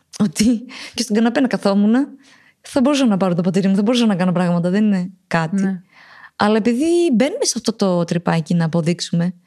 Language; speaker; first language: Greek; early bilingual, other home language; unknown